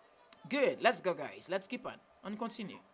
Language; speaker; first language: English; non-native, fluent; Haitian Creole